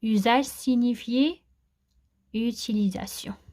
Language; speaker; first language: French; non-native, local second language; Arabic